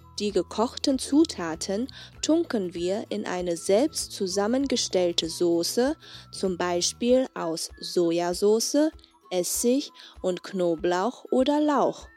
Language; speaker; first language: German; non-native, fluent; Chinese